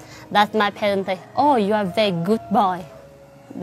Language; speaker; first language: English; non-native, learner; Iu Mien